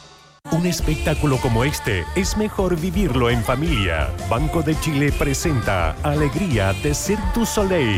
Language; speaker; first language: Spanish; native; Spanish